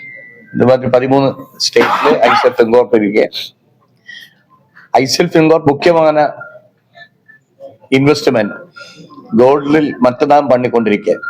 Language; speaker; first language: Tamil; non-native, local second language; Malayalam